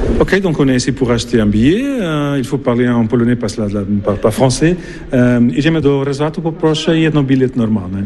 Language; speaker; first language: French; non-native, fluent; Portuguese